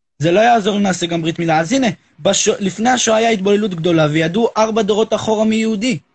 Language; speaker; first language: Hebrew; native; Hebrew